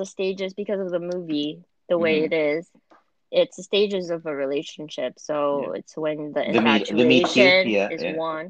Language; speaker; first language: English; non-native, fluent; German